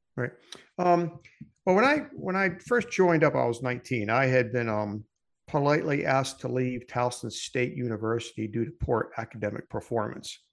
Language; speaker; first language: English; early bilingual, other home language; French